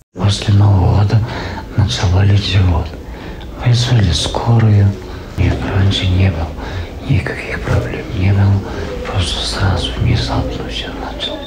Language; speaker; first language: Russian; non-native, local second language; Romanian